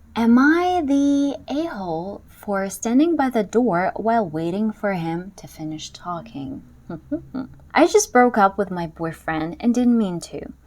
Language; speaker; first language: English; non-native, fluent; Russian